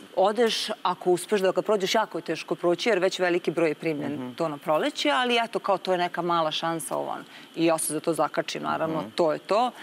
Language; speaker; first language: Serbian; native; Serbian